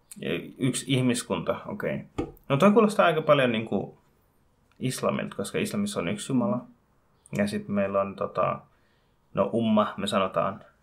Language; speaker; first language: Finnish; early bilingual, other home language; Bangla